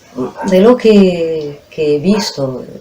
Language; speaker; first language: Spanish; non-native, fluent; French